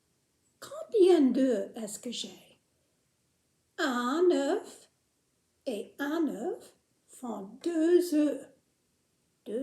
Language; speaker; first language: French; non-native, fluent; English